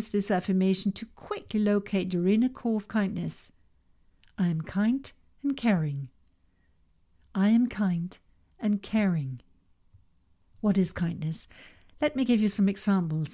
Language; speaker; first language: English; non-native, fluent; Danish